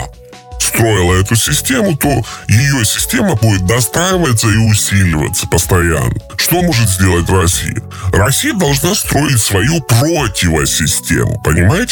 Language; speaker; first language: Russian; native; Russian